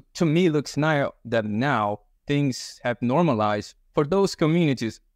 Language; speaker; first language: English; early bilingual, other home language; Portuguese